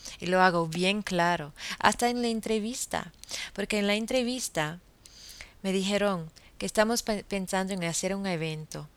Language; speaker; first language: Spanish; non-native, fluent; English